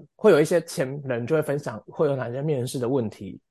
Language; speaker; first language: Chinese; native; Chinese